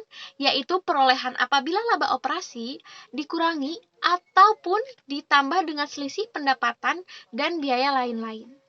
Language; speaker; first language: Indonesian; native; Indonesian